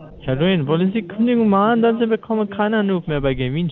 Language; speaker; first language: German; non-native, learner; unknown